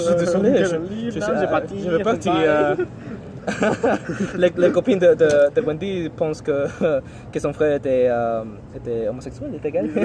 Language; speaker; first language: French; non-native, learner; English